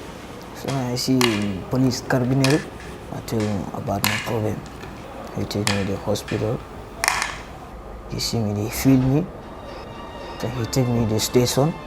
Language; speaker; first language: English; non-native, learner; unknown